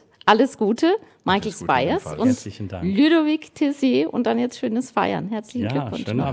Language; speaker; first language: German; native; German